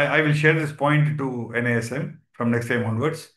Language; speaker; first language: English; non-native, local second language; Tamil